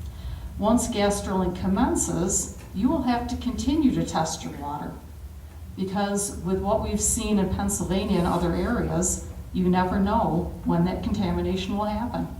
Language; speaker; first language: English; native; English